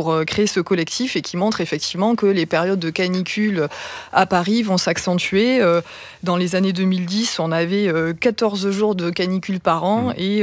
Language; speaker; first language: French; native; French